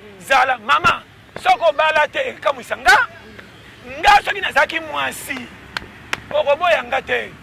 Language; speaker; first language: Lingala; native; Lingala